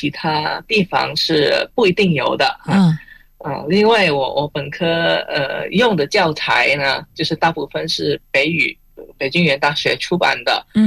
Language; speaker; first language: Chinese; non-native, fluent; Indonesian